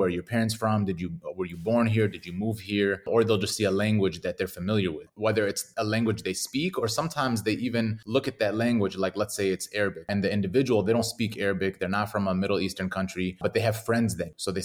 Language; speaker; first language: English; native; English